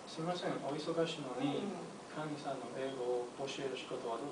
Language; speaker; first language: Japanese; non-native, learner; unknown